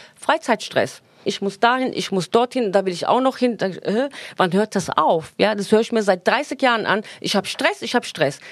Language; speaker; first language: German; non-native, fluent; Turkish